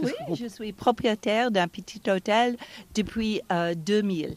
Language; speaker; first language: French; non-native, fluent; English